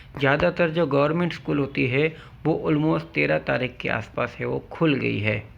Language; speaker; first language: Hindi; non-native, local second language; Gujarati